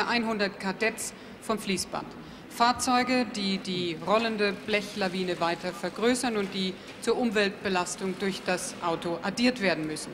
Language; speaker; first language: German; native; German